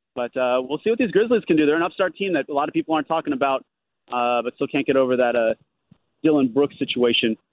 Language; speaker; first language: English; native; English